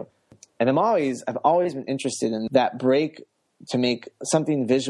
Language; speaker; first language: English; native; English